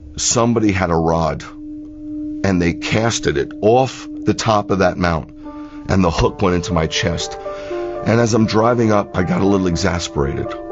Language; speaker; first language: English; native; English